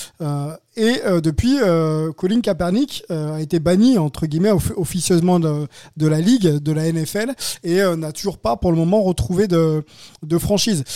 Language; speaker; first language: French; native; French